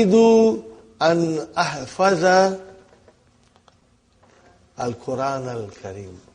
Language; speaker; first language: Arabic; non-native, fluent; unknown